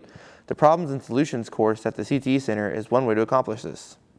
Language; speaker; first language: English; native; English